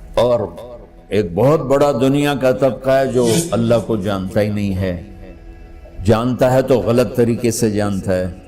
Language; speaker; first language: Urdu; non-native, local second language; Punjabi